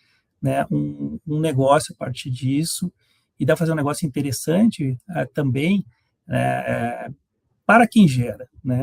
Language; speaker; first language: Portuguese; native; Portuguese